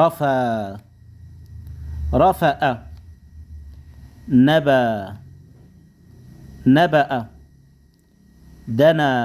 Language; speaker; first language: Arabic; non-native, fluent; Indonesian